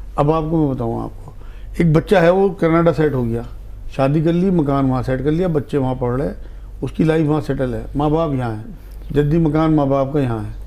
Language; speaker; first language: Hindi; native; Hindi